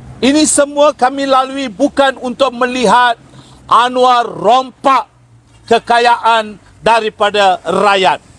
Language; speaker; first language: Malay; non-native, local second language; Tamil